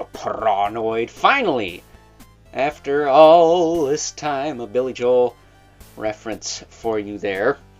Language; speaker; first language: English; native; English